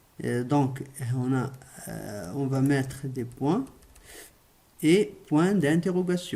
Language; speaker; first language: French; non-native, local second language; Arabic